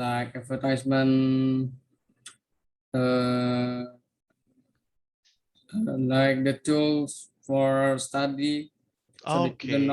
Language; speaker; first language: English; non-native, learner; Indonesian